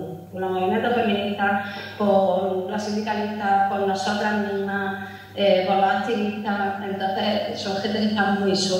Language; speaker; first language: Spanish; native; Spanish